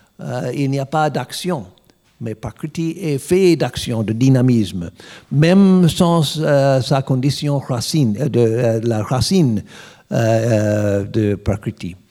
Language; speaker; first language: French; non-native, learner; English